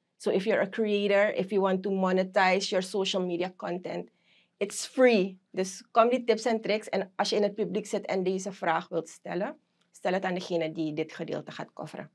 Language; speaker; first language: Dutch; native; Dutch